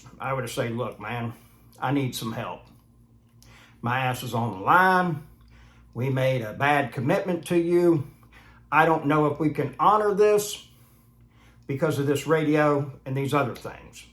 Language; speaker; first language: English; native; English